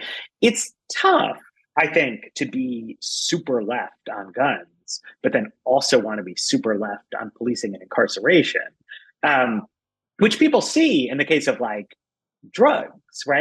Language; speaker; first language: English; native; English